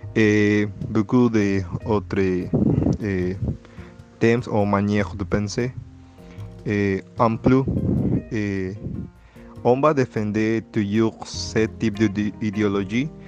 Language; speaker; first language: French; non-native, learner; Spanish